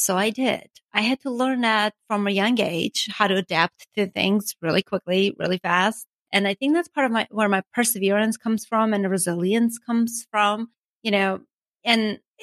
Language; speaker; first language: English; non-native, fluent; Armenian